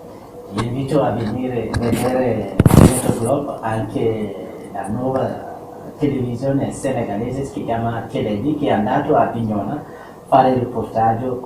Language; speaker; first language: Italian; non-native, learner; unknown